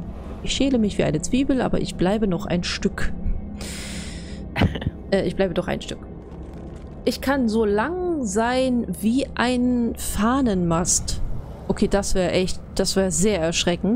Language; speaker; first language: German; native; German